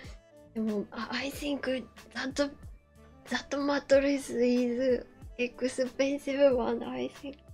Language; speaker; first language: English; non-native, learner; Japanese